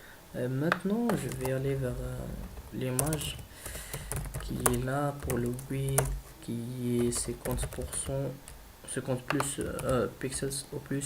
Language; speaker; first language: French; non-native, learner; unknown